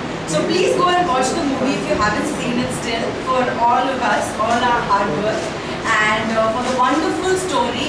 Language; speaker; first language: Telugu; non-native, local second language; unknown